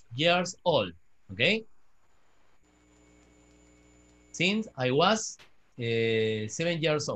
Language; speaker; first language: English; non-native, fluent; Spanish